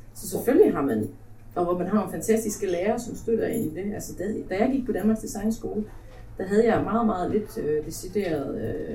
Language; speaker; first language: Danish; early bilingual, other home language; Polish